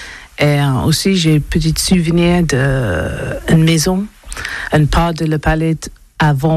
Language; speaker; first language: French; non-native, learner; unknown